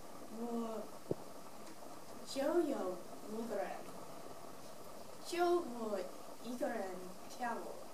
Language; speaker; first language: Chinese; non-native, learner; English